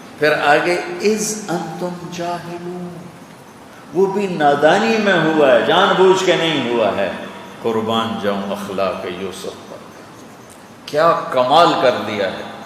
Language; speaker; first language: Urdu; non-native, local second language; Punjabi